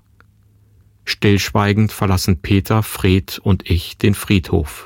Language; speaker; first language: German; native; German